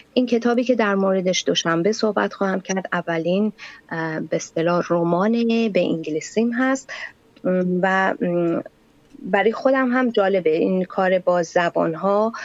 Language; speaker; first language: Persian; native; Persian